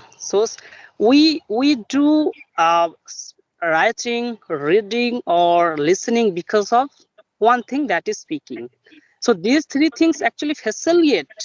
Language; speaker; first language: English; non-native, local second language; Bangla